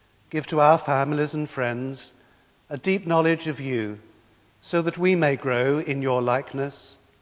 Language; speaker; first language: English; native; English